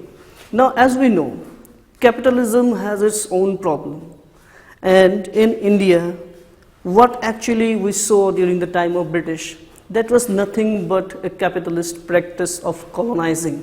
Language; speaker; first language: English; non-native, local second language; Assamese